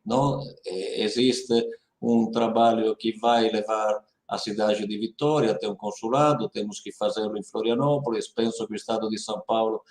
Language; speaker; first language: Portuguese; non-native, fluent; Italian